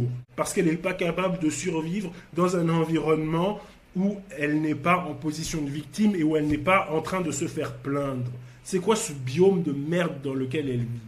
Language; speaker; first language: French; native; French